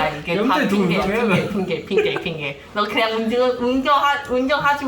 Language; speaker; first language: Korean; non-native, learner; Chinese